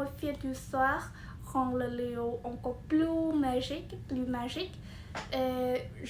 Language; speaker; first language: French; non-native, fluent; Vietnamese